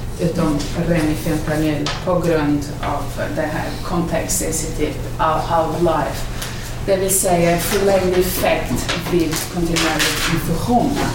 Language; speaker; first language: Swedish; non-native, fluent; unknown